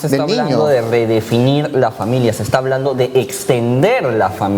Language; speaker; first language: Spanish; native; Spanish